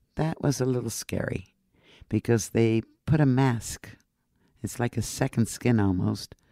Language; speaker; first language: English; non-native, fluent; Dutch